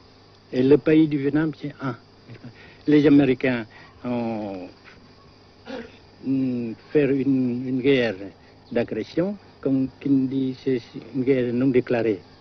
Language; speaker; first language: French; non-native, fluent; Vietnamese